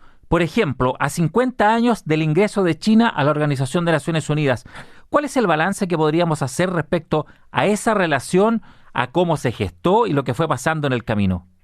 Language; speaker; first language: Spanish; native; Spanish